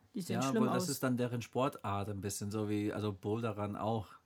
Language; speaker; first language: German; non-native, fluent; English